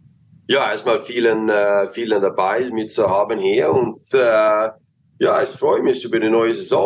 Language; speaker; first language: German; non-native, fluent; Swedish